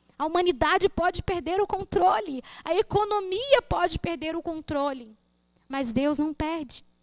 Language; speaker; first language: Portuguese; native; Portuguese